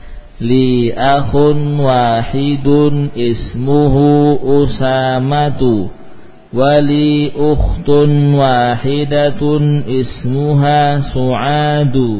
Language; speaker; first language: Arabic; non-native, fluent; Indonesian